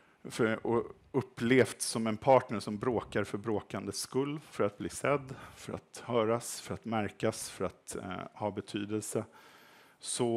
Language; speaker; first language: Swedish; native; Swedish